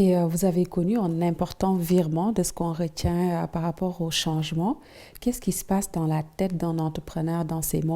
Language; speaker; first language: French; native; French